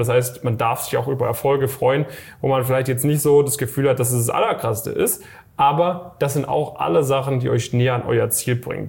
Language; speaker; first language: German; native; German